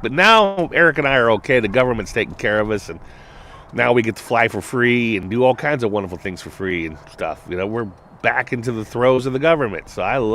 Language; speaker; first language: English; native; English